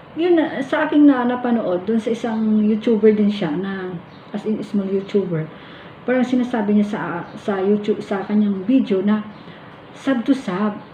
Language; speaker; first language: Filipino; non-native, local second language; Cebuano